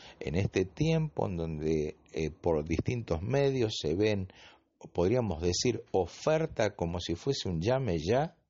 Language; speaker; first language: Spanish; native; Spanish